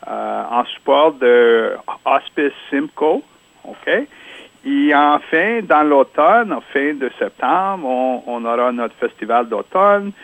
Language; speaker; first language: French; non-native, local second language; English